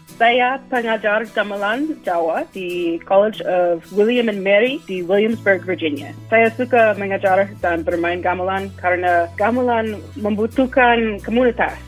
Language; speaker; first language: Indonesian; non-native, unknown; English